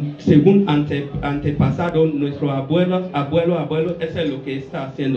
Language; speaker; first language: Spanish; non-native, learner; Bini